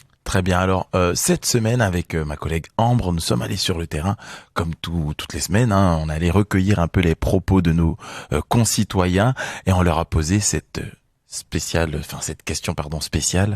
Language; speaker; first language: French; native; French